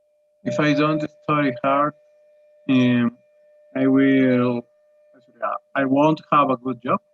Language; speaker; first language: English; non-native, learner; Spanish